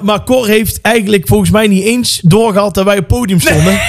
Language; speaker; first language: Dutch; native; Dutch